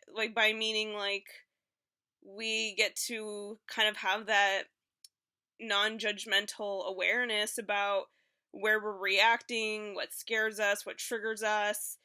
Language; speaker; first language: English; native; English